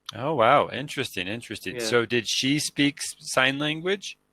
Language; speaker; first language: English; native; English